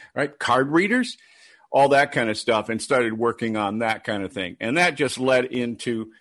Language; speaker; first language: English; native; English